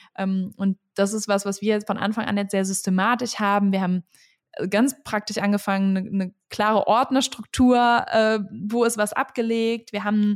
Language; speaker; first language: German; native; German